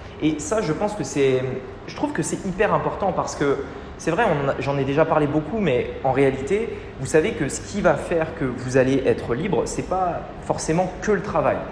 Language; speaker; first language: French; native; French